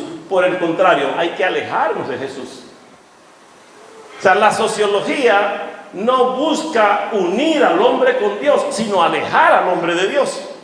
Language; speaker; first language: Spanish; native; Spanish